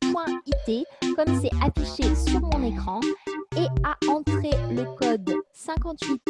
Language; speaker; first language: French; native; French